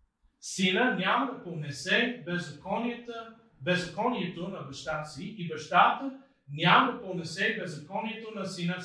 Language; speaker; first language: Bulgarian; non-native, fluent; English